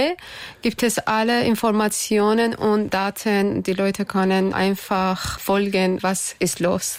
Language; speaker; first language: German; non-native, learner; Persian